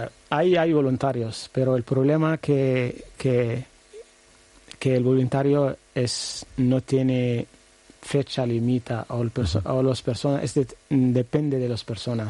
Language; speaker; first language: Spanish; non-native, learner; Arabic